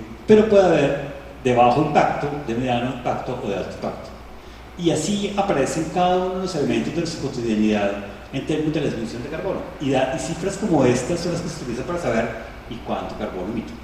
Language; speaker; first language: Spanish; native; Spanish